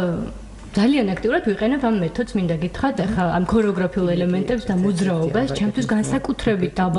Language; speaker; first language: Georgian; native; Georgian